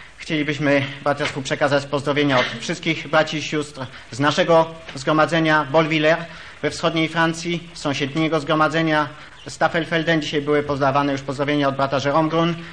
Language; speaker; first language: Polish; early bilingual, heritage; Polish